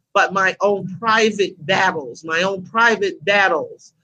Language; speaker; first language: English; native; English